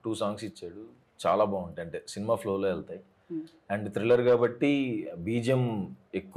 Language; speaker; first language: Telugu; native; Telugu